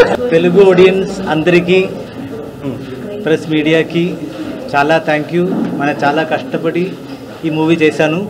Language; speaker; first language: Telugu; non-native, learner; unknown